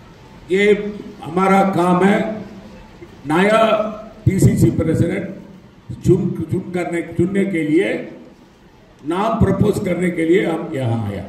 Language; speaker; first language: Hindi; non-native, local second language; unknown